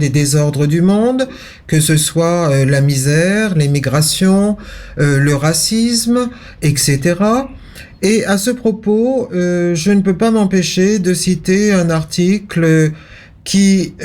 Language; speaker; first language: French; native; French